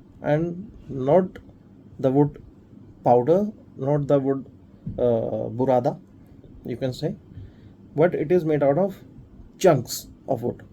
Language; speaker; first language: English; non-native, local second language; Hindi